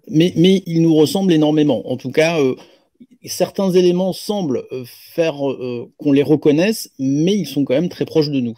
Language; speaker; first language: French; native; French